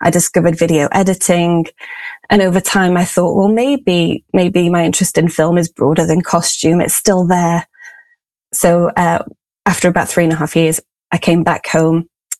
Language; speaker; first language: English; native; English